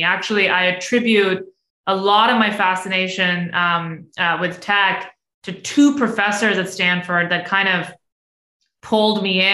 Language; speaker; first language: English; non-native, local second language; Urdu